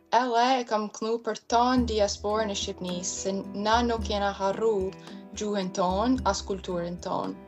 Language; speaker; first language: Albanian; early bilingual, heritage; Albanian